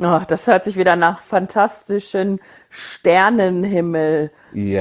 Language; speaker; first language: German; native; German